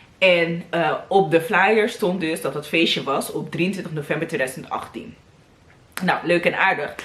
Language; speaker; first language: Dutch; native; Dutch